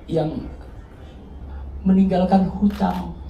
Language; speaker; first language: Indonesian; non-native, local second language; Sundanese